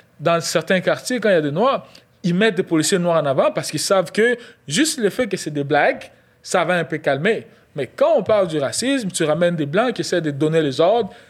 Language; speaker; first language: French; non-native, local second language; Lingala